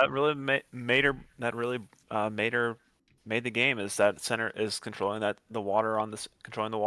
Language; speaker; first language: English; native; English